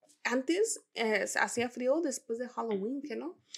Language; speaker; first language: Spanish; early bilingual, other home language; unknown